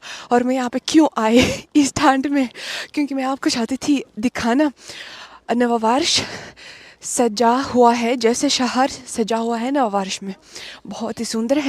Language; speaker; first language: Hindi; non-native, fluent; Russian